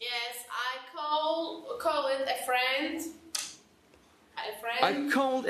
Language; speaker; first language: English; non-native, learner; Turkish